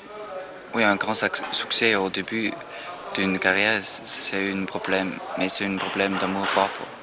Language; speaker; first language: French; non-native, fluent; German